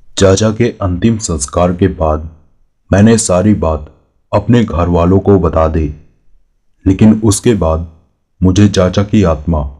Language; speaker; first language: Hindi; native; Hindi